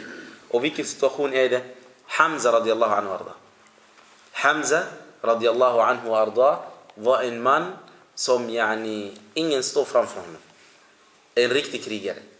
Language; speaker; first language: Swedish; early bilingual, other home language; Arabic